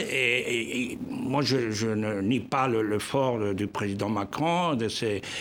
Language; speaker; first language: French; non-native, fluent; Spanish